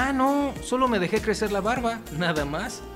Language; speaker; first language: Spanish; native; Spanish